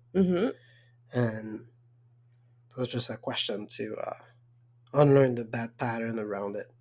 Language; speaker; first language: English; non-native, fluent; French